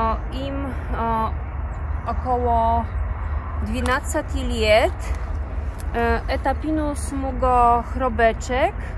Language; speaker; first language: Russian; non-native, learner; Polish